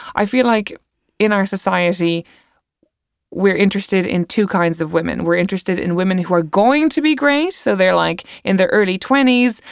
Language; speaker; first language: English; native; English